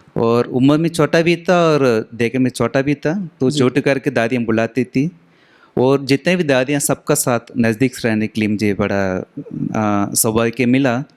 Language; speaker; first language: Hindi; non-native, local second language; Tamil